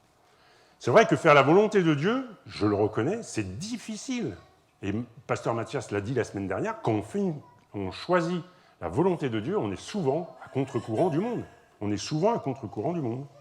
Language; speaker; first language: French; native; French